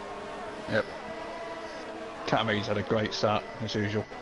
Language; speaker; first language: English; native; English